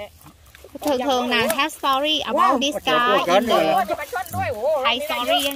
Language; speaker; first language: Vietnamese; non-native, learner; Thai